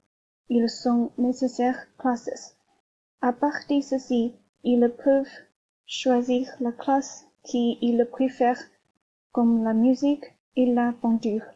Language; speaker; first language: French; non-native, learner; Chinese